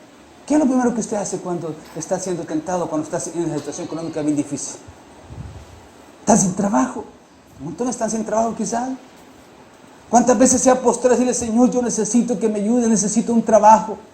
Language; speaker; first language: Spanish; native; Spanish